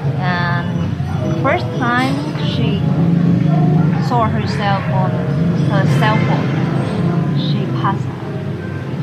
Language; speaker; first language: English; non-native, fluent; Vietnamese